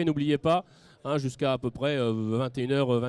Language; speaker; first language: French; native; French